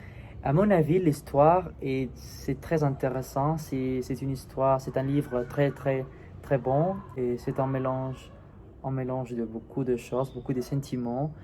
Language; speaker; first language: French; non-native, learner; Spanish